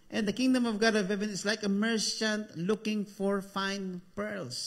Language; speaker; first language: English; non-native, local second language; Filipino